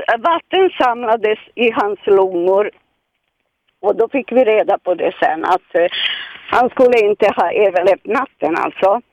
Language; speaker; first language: Swedish; non-native, fluent; Serbian